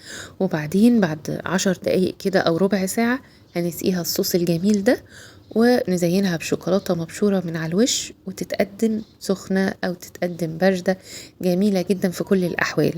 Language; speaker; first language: Arabic; native; Arabic